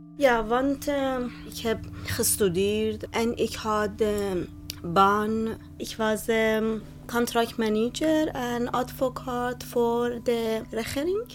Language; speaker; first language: Dutch; non-native, learner; Persian